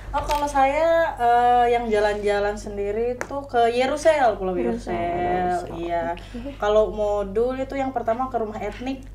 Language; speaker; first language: Indonesian; native; Indonesian